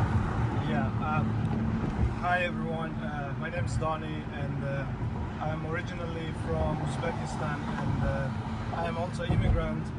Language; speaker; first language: English; non-native, fluent; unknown